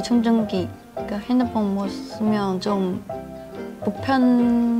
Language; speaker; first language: Korean; non-native, fluent; Chinese